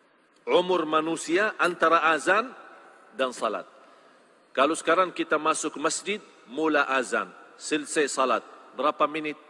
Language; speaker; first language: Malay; non-native, fluent; Arabic